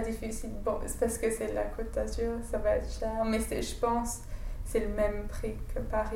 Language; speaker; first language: French; non-native, fluent; English